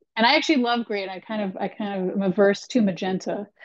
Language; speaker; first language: English; native; English